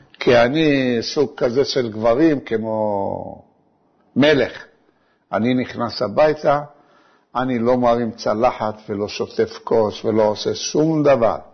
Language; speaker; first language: Hebrew; non-native, fluent; Arabic